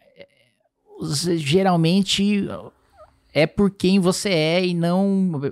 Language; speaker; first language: Portuguese; native; Portuguese